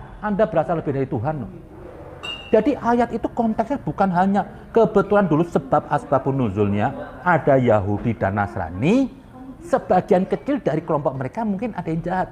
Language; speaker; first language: Indonesian; native; Indonesian